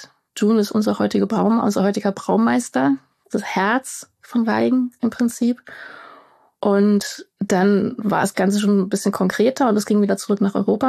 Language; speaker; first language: German; native; German